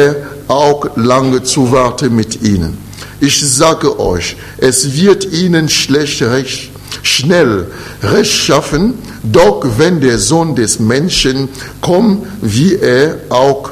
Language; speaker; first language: German; non-native, fluent; French